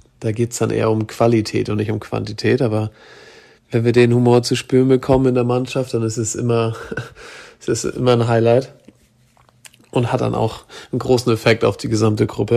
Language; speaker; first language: German; native; German